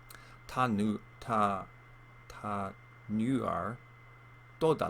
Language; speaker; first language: Chinese; non-native, learner; English